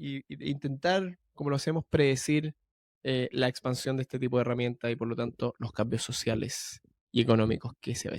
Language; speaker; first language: Spanish; native; Spanish